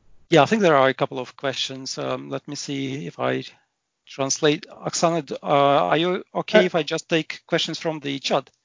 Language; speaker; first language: English; non-native, fluent; Russian